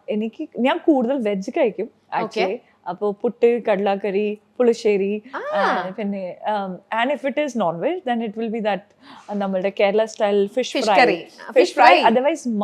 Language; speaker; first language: Malayalam; non-native, local second language; Punjabi